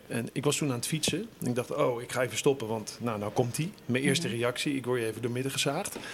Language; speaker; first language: Dutch; native; Dutch